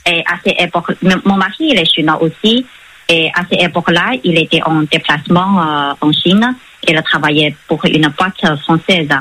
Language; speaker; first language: French; non-native, fluent; Chinese